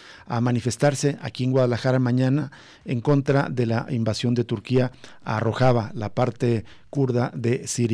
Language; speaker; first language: Spanish; native; Spanish